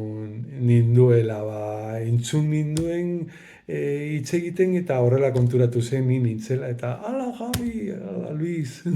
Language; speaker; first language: Basque; non-native, local second language; Spanish